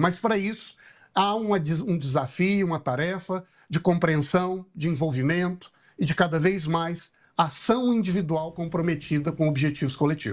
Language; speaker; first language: Portuguese; native; Portuguese